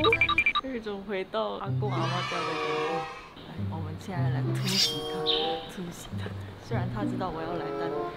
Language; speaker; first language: Chinese; non-native, fluent; Korean